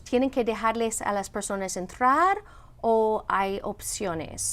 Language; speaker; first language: Spanish; non-native, fluent; English